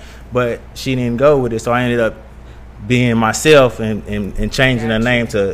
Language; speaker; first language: English; native; English